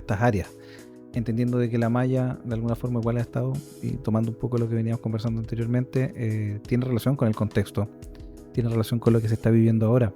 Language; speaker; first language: Spanish; native; Spanish